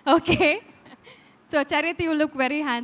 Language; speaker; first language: Telugu; native; Telugu